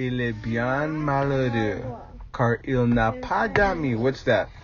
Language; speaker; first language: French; non-native, fluent; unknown